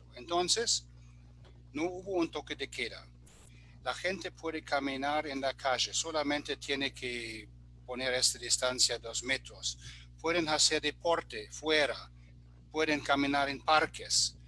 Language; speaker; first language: Spanish; non-native, fluent; German